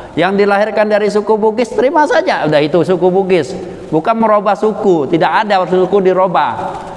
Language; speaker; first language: Indonesian; non-native, local second language; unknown